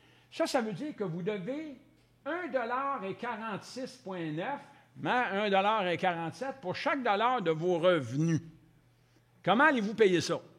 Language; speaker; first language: French; native; French